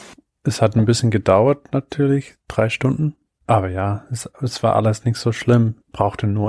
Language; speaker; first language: German; non-native, fluent; English